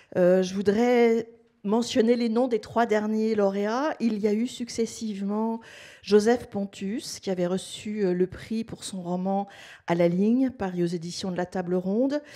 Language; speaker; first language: French; native; French